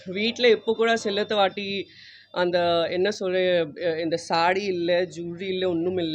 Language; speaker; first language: Tamil; non-native, fluent; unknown